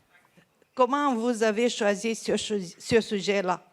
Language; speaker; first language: French; non-native, fluent; Romanian